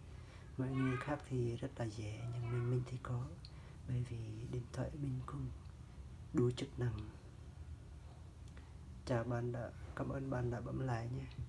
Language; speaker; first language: Vietnamese; non-native, local second language; Jarai